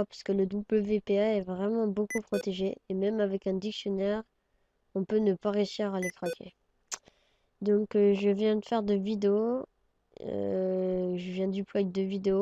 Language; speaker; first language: French; native; French